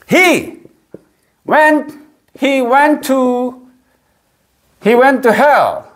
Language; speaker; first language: English; non-native, fluent; Korean